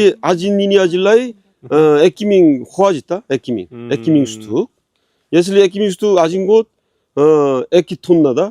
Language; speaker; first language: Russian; non-native, learner; Korean